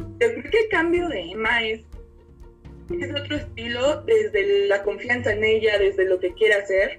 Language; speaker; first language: Spanish; native; Spanish